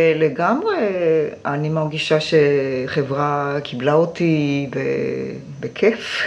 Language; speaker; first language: Hebrew; non-native, fluent; Japanese